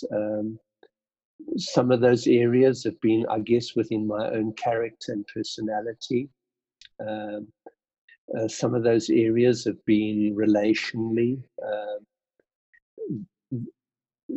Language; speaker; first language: English; native; English